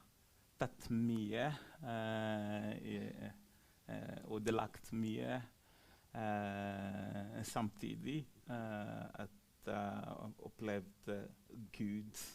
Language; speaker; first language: Norwegian; non-native, fluent; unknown